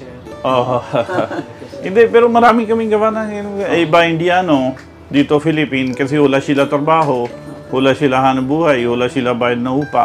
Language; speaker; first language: Filipino; non-native, learner; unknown